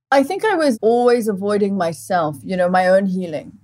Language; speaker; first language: English; early bilingual, other home language; Portuguese